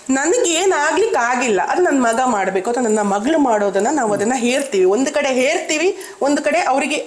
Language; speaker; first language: Kannada; native; Kannada